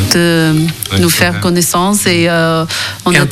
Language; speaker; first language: French; non-native, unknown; Chinese